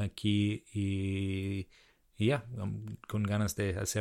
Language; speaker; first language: Spanish; non-native, fluent; English